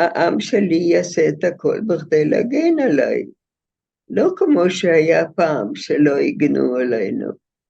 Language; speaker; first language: Hebrew; non-native, fluent; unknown